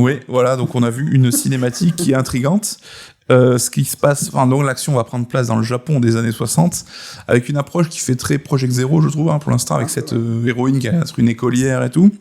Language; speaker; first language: French; native; French